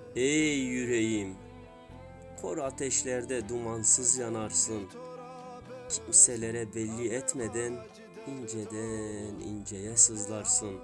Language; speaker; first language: Turkish; native; Turkish